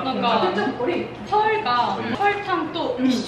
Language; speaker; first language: Japanese; non-native, learner; Korean